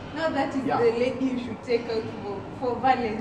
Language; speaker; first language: English; non-native, local second language; Swahili